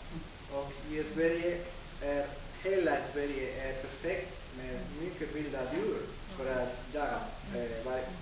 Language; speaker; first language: Swedish; non-native, learner; Spanish